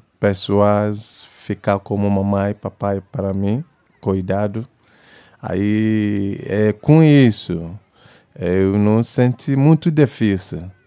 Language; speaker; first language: Portuguese; non-native, learner; Igbo